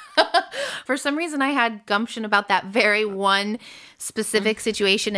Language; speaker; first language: English; early bilingual, other home language; French